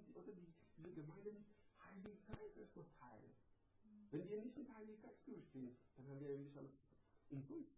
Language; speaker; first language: German; non-native, learner; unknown